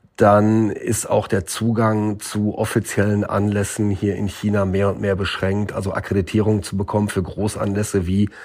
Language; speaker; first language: German; native; German